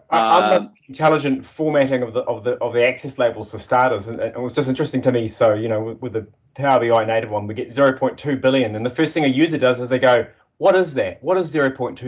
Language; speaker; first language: English; native; English